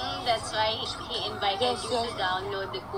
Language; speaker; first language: English; non-native, local second language; Filipino